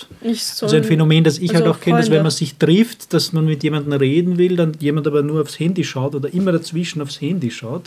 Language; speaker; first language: German; native; German